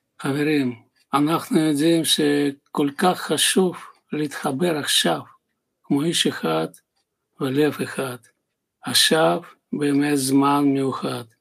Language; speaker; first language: Hebrew; non-native, learner; Dutch